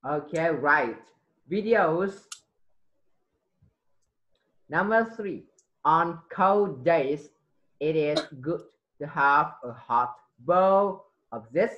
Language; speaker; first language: English; non-native, fluent; Vietnamese